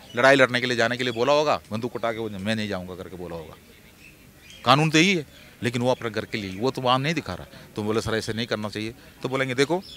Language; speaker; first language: Hindi; non-native, local second language; Malayalam